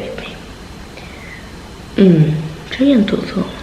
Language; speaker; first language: Albanian; early bilingual, heritage; Albanian